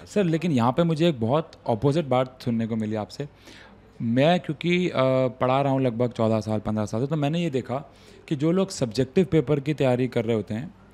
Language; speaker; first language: Hindi; native; Hindi